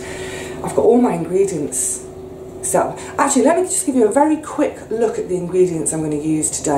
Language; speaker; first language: English; native; English